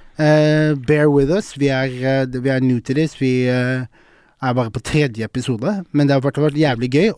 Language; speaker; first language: Norwegian; early bilingual, other home language; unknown